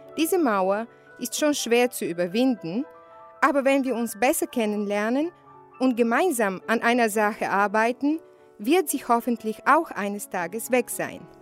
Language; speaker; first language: German; native; German